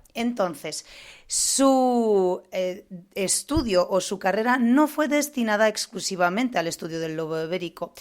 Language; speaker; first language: Spanish; non-native, fluent; Polish